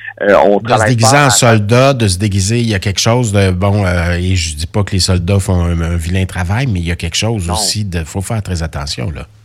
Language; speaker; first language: French; native; French